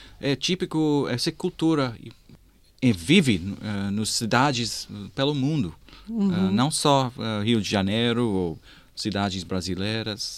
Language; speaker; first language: Portuguese; non-native, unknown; English